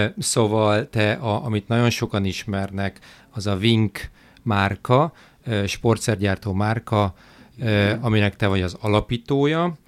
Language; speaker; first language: Hungarian; native; Hungarian